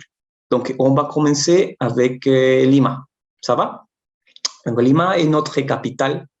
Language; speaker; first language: French; non-native, fluent; Spanish